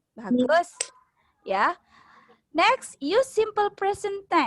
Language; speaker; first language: English; non-native, learner; Indonesian